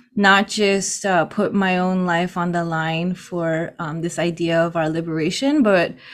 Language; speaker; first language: English; early bilingual, other home language; Filipino